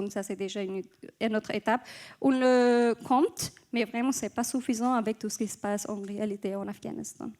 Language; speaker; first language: French; non-native, fluent; Persian